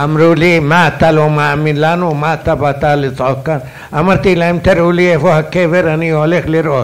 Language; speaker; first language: Hebrew; non-native, fluent; Arabic